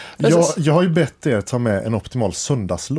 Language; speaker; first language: Swedish; native; Swedish